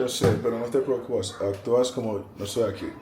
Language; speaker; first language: Spanish; non-native, learner; English